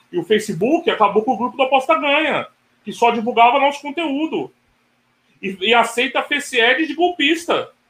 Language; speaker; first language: Portuguese; native; Portuguese